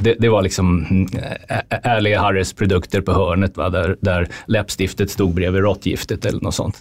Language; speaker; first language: Swedish; native; Swedish